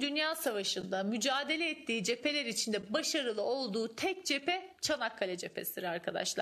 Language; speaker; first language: Turkish; native; Turkish